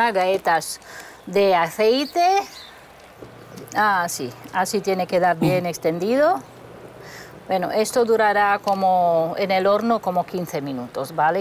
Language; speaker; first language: Spanish; non-native, fluent; Romanian